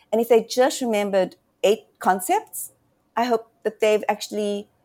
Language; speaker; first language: English; native; English